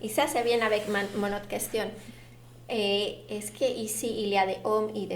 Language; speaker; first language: French; non-native, learner; Spanish